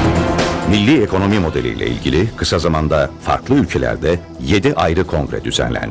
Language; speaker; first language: Turkish; native; Turkish